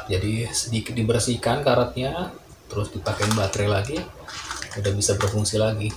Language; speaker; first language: Indonesian; native; Indonesian